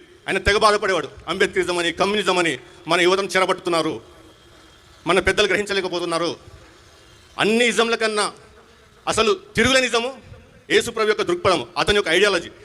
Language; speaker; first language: Telugu; non-native, local second language; Hindi